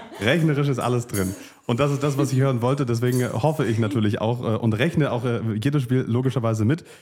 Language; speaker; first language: German; native; German